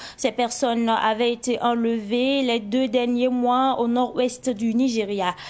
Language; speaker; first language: French; non-native, local second language; Mossi